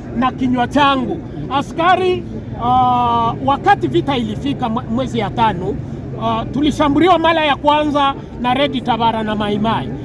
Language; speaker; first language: Swahili; non-native, local second language; Kinyarwanda